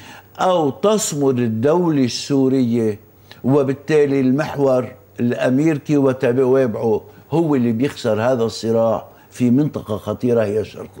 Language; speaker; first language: Arabic; native; Arabic